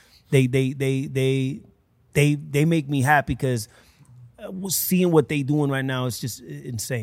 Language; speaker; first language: English; early bilingual, other home language; Spanish